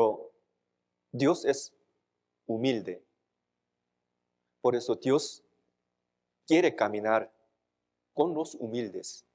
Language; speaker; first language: Spanish; non-native, fluent; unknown